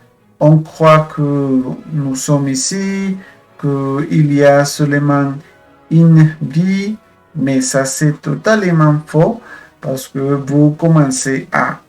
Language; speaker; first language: French; non-native, fluent; Spanish